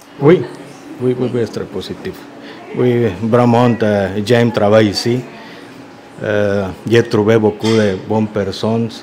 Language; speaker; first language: French; non-native, learner; Spanish